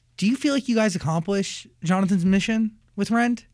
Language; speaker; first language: English; native; English